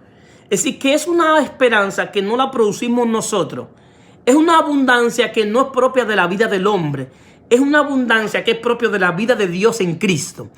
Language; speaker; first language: Spanish; native; Spanish